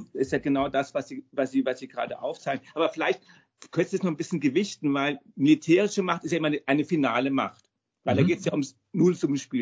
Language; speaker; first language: German; native; German